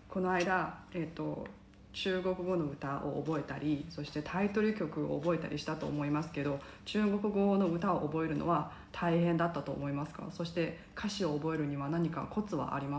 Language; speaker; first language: Japanese; non-native, fluent; Chinese